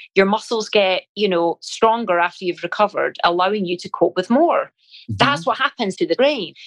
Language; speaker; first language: English; native; English